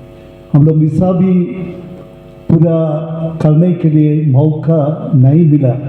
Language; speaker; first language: Hindi; non-native, local second language; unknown